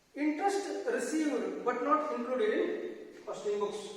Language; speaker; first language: English; non-native, local second language; Kannada